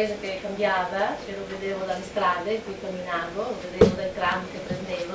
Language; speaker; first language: Italian; native; Italian